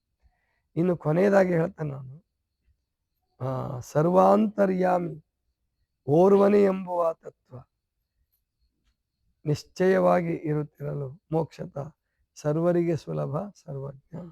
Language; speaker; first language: Kannada; native; Kannada